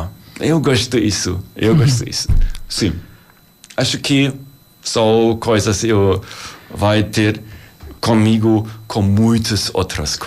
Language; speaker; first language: Portuguese; non-native, learner; German